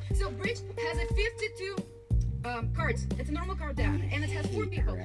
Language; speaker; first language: English; non-native, learner; Russian